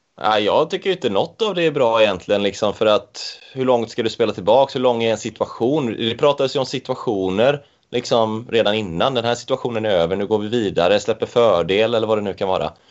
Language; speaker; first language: Swedish; native; Swedish